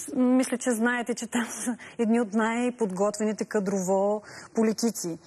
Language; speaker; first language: Bulgarian; native; Bulgarian